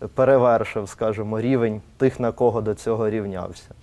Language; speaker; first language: Ukrainian; native; Ukrainian